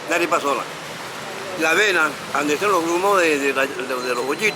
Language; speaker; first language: Spanish; native; Spanish